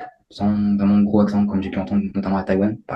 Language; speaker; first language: French; native; French